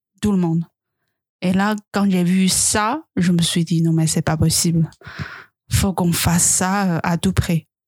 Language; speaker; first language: French; non-native, fluent; Chinese